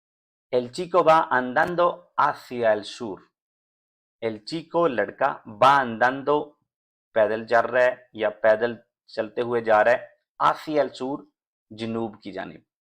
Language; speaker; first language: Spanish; non-native, fluent; Urdu